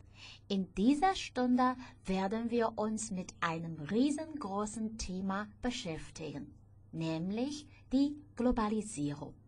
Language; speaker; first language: German; non-native, fluent; Chinese